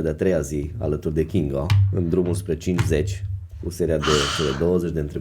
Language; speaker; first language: Romanian; native; Romanian